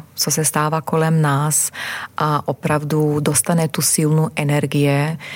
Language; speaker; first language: Czech; non-native, fluent; Croatian